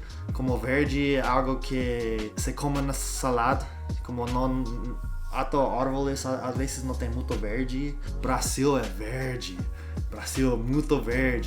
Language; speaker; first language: Portuguese; non-native, learner; English